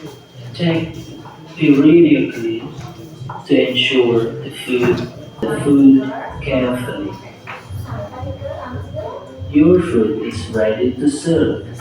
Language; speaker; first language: English; non-native, learner; Indonesian